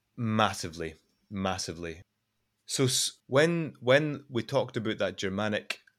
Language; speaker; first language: English; non-native, local second language; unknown